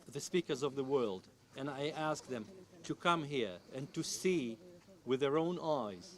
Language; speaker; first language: English; non-native, fluent; Ukrainian